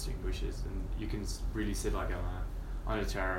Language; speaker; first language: English; non-native, fluent; Dutch